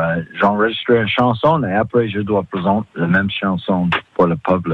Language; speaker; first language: French; non-native, fluent; English